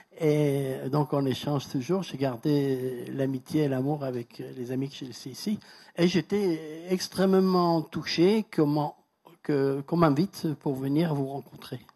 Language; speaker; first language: French; non-native, fluent; Persian